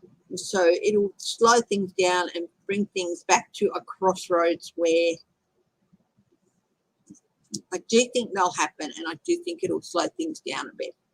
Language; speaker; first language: English; native; English